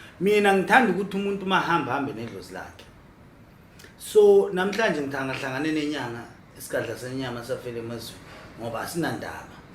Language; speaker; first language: Zulu; non-native, local second language; Northern Sotho